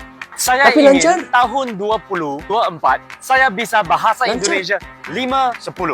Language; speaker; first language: Indonesian; non-native, learner; English